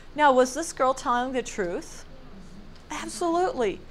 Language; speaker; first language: English; native; English